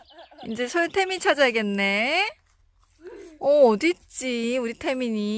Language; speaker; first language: Korean; native; Korean